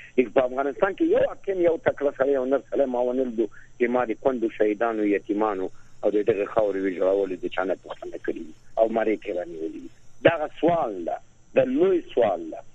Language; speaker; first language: Pashto; native; Pashto